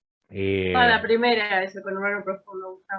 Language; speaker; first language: Spanish; native; Spanish